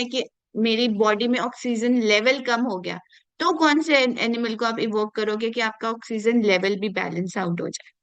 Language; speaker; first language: Hindi; native; Hindi